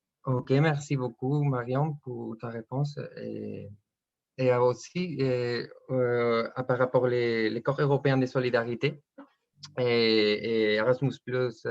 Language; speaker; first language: French; non-native, fluent; Spanish